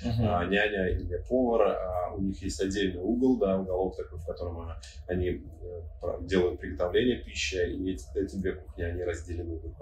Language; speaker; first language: Russian; native; Russian